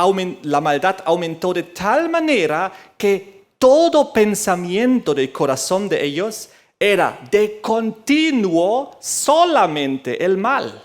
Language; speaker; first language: Spanish; native; Spanish